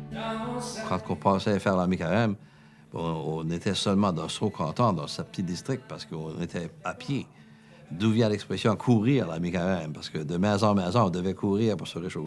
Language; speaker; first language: French; native; French